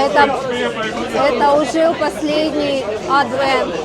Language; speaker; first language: Russian; native; Russian